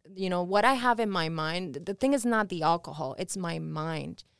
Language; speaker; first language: English; early bilingual, other home language; Spanish